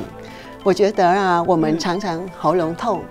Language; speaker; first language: Chinese; non-native, local second language; Vietnamese